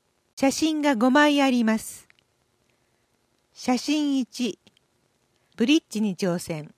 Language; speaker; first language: Japanese; native; Japanese